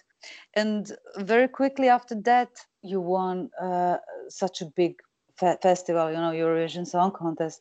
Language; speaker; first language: English; non-native, fluent; Croatian